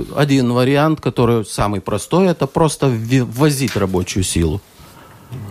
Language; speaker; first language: Russian; non-native, local second language; Lithuanian